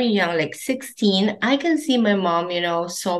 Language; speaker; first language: English; non-native, local second language; Filipino